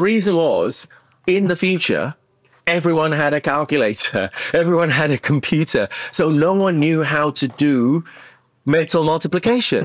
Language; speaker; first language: English; non-native, local second language; Akan